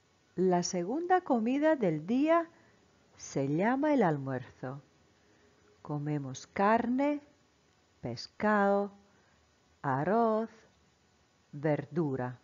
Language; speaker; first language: Spanish; non-native, fluent; Croatian